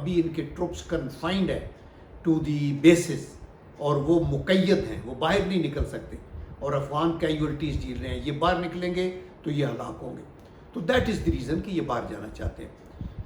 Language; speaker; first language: Urdu; native; Urdu